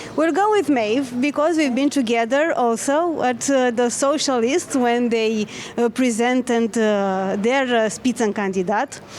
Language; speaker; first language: English; non-native, fluent; Romanian